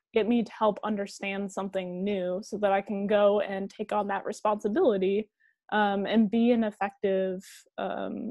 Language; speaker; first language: English; native; English